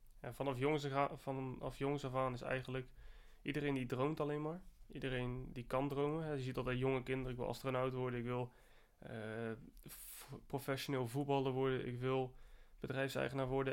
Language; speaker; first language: Dutch; native; Dutch